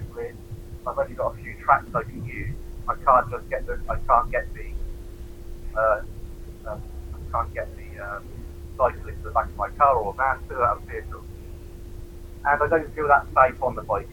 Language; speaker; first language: English; native; English